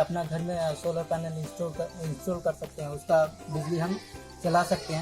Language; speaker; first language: Hindi; native; Hindi